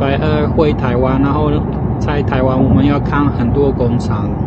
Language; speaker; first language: Chinese; non-native, fluent; Polish